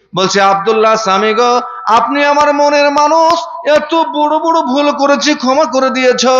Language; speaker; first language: Bangla; non-native, fluent; Urdu